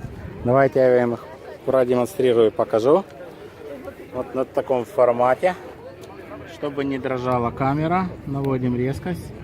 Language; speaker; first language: Russian; native; Russian